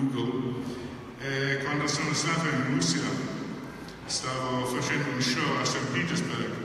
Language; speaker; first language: Italian; non-native, fluent; English